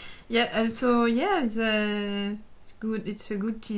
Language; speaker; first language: English; non-native, learner; French